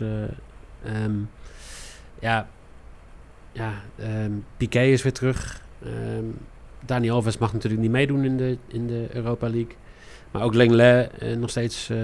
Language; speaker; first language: Dutch; native; Dutch